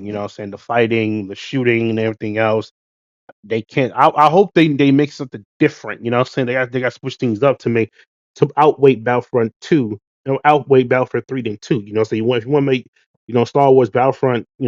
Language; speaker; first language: English; native; English